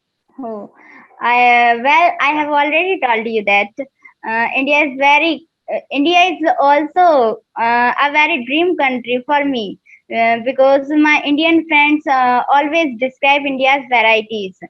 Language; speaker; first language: English; non-native, learner; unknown